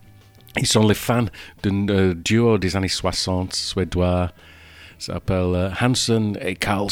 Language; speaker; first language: French; non-native, fluent; English